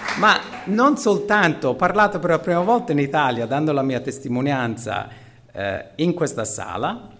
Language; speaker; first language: Italian; non-native, fluent; English